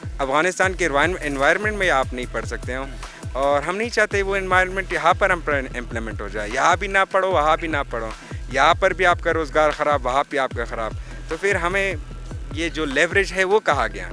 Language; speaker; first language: Hindi; non-native, fluent; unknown